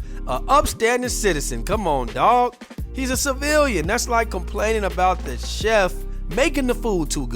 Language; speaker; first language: English; native; English